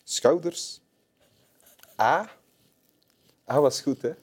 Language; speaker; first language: Dutch; native; Dutch